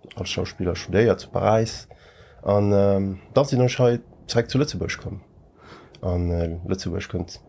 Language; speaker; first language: French; native; French